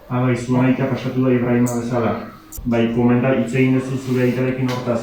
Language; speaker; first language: Basque; native; Basque